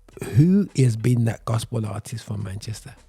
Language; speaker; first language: English; native; English